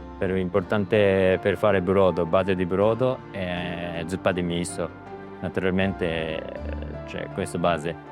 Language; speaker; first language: Italian; non-native, learner; Japanese